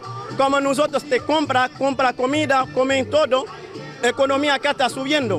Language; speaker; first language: Spanish; non-native, learner; Haitian Creole